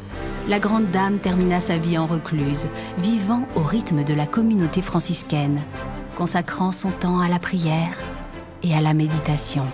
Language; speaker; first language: French; native; French